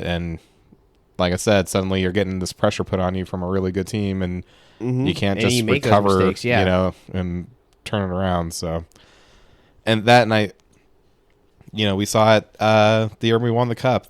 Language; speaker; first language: English; native; English